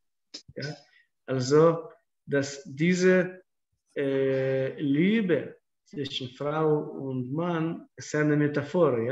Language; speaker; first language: German; non-native, fluent; Russian